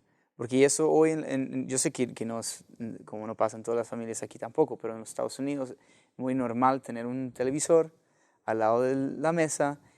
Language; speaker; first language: Spanish; non-native, fluent; English